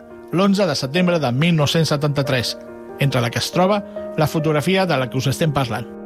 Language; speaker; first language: Catalan; native; Catalan